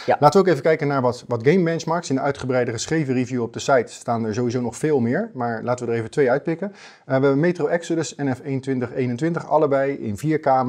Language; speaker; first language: Dutch; native; Dutch